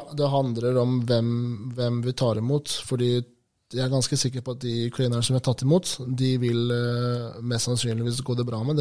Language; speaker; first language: Norwegian; early bilingual, other home language; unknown